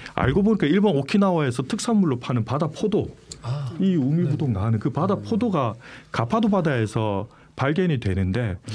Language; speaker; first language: Korean; native; Korean